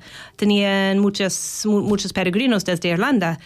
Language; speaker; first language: Spanish; non-native, learner; English